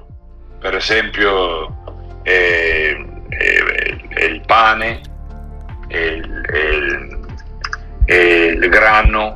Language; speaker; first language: Italian; non-native, learner; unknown